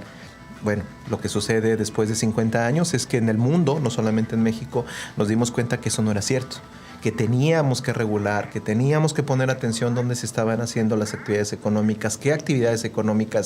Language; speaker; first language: Spanish; native; Spanish